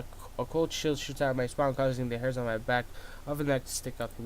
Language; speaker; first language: English; native; English